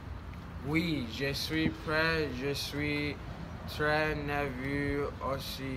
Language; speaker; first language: French; non-native, learner; English